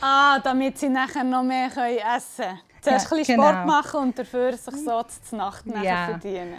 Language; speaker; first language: German; native; German